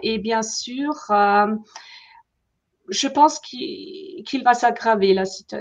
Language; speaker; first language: French; non-native, fluent; German